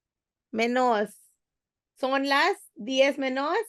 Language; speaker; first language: Spanish; non-native, fluent; Hindi